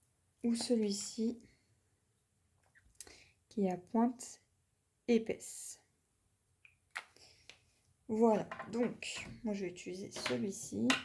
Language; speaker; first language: French; native; French